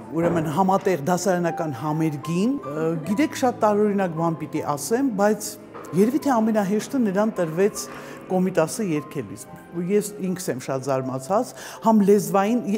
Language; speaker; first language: Armenian; native; Armenian